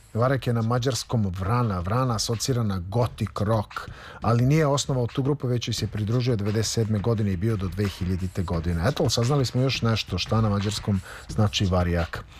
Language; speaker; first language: Serbian; native; Serbian